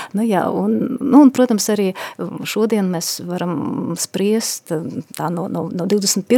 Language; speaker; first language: Latvian; non-native, local second language; Russian